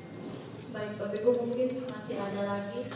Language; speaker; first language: Indonesian; native; Indonesian